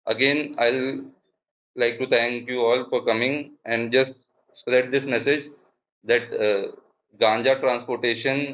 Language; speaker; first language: English; non-native, local second language; Telugu